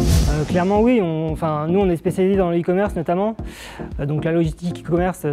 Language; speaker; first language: French; native; French